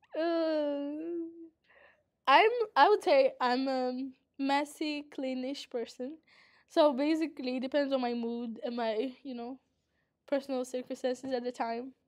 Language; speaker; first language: English; non-native, fluent; Portuguese